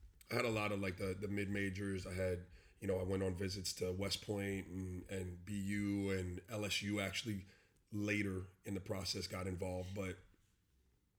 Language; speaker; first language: English; native; English